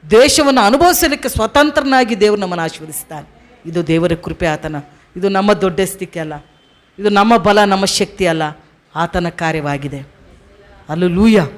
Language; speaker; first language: Kannada; non-native, local second language; Telugu